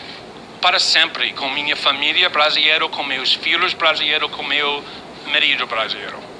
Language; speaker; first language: Portuguese; non-native, fluent; English